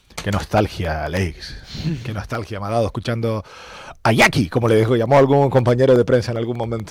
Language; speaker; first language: Spanish; native; Spanish